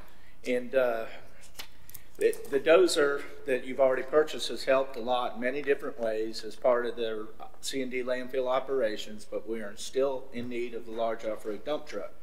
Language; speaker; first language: English; native; English